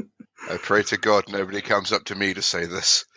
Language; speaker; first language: English; native; English